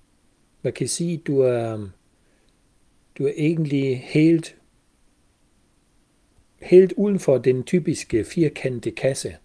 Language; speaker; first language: Danish; non-native, fluent; German